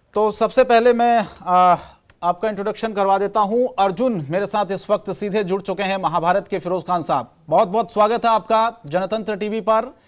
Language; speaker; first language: Hindi; native; Hindi